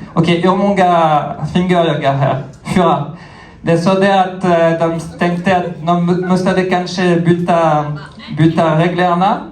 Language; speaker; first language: Swedish; non-native, fluent; French